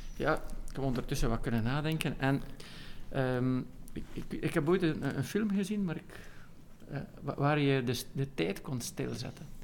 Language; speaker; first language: Dutch; native; Dutch